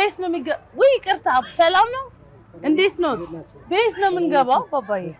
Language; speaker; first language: Amharic; native; Amharic